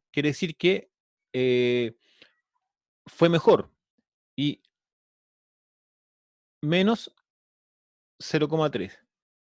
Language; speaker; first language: Spanish; native; Spanish